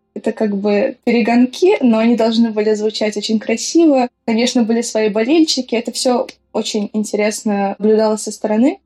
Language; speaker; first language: Russian; non-native, local second language; Azerbaijani